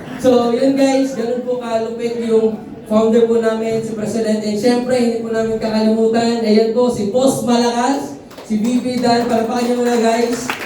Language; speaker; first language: Filipino; non-native, local second language; Cebuano